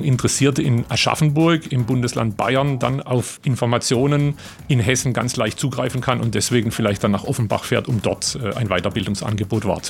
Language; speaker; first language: German; native; German